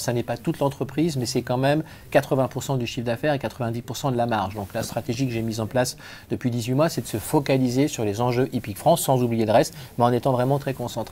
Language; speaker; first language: French; native; French